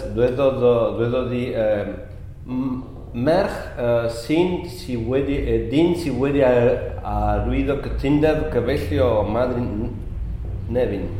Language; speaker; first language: Welsh; non-native, local second language; Spanish